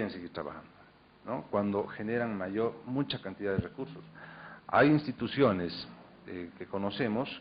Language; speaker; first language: Spanish; native; Spanish